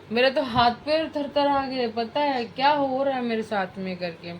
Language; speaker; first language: Hindi; non-native, local second language; Kannada